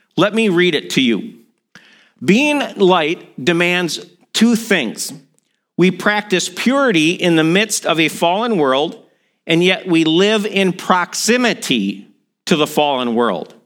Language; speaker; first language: English; native; English